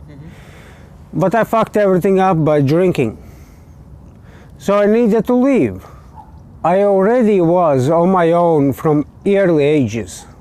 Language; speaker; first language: English; non-native, learner; Latvian